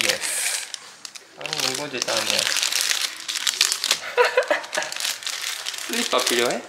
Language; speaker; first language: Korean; non-native, learner; Japanese